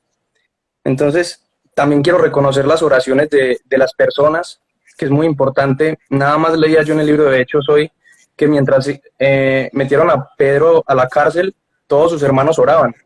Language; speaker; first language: Spanish; native; Spanish